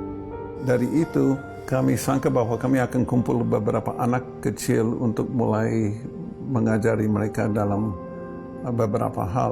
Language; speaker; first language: Indonesian; non-native, fluent; English